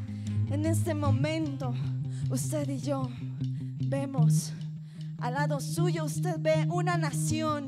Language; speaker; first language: Spanish; native; Spanish